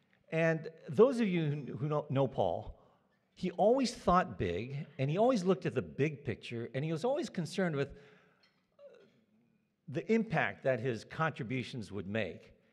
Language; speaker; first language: English; native; English